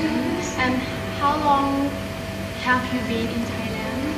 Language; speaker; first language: English; non-native, learner; Thai